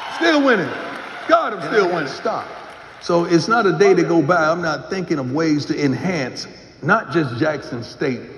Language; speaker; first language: English; native; English